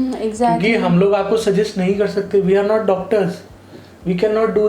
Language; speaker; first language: Hindi; native; Hindi